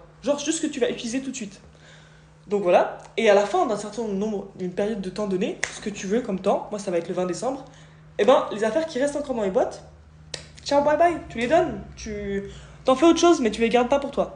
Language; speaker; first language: French; native; French